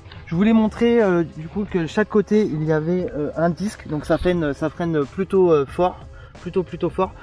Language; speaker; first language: French; native; French